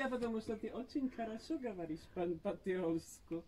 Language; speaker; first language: Russian; early bilingual, heritage; Czech